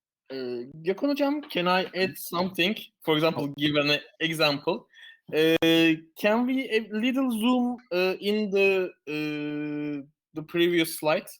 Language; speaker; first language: English; non-native, fluent; Turkish